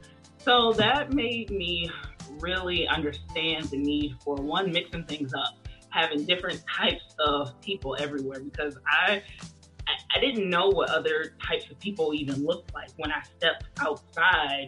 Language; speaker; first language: English; native; English